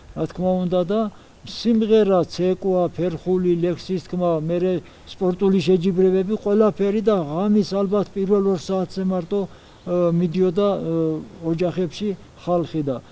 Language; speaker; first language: Georgian; non-native, local second language; Svan